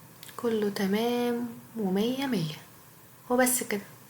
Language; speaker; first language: Arabic; native; Arabic